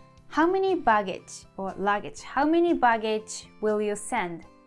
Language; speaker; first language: English; non-native, fluent; Japanese